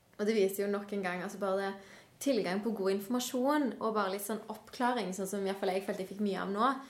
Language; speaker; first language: Norwegian; native; Norwegian